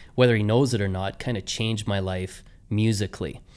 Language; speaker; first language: English; native; English